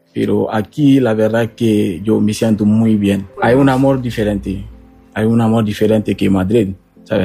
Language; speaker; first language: Spanish; non-native, learner; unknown